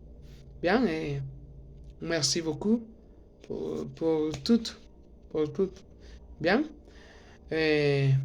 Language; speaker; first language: French; non-native, learner; Spanish